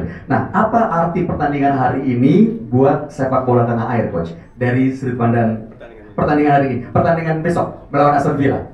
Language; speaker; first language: Indonesian; native; Indonesian